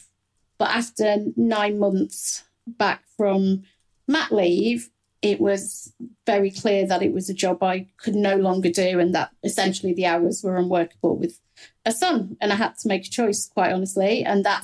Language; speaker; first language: English; native; English